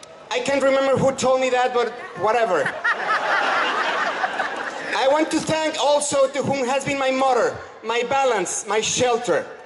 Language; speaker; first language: English; non-native, fluent; Spanish